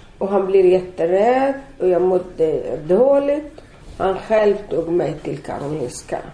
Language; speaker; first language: Swedish; non-native, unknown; Arabic